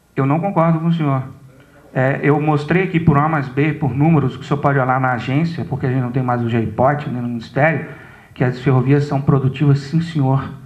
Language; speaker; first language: Portuguese; native; Portuguese